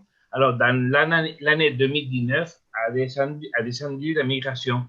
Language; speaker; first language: French; non-native, learner; Spanish